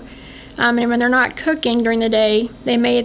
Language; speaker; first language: English; native; English